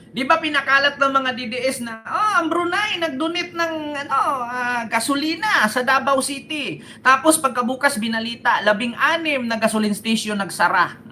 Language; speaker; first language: Filipino; native; Filipino